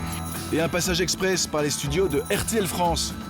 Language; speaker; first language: French; native; French